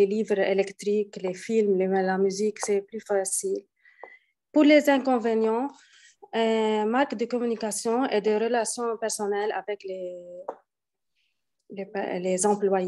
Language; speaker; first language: French; non-native, learner; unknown